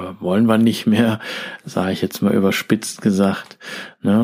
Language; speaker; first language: German; native; German